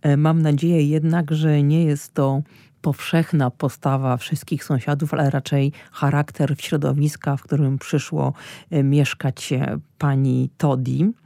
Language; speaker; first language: Polish; native; Polish